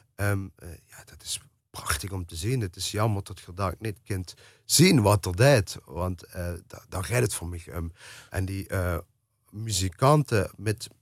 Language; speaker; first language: Dutch; native; Dutch